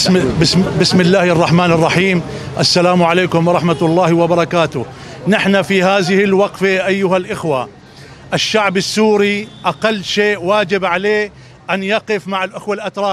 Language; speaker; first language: Arabic; native; Arabic